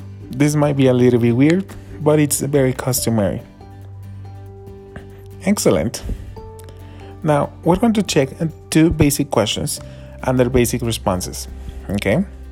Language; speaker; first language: English; non-native, fluent; Spanish